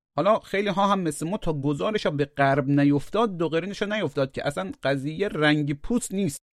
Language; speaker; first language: Persian; native; Persian